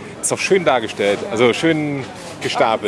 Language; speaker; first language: German; native; German